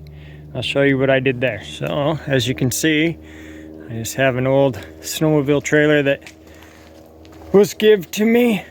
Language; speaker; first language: English; native; English